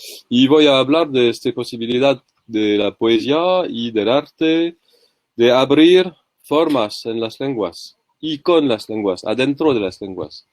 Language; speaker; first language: Spanish; non-native, learner; French